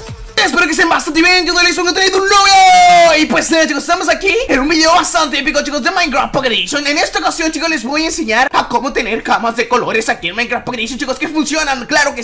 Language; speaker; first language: Spanish; native; Spanish